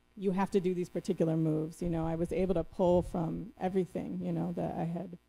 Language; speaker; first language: English; native; English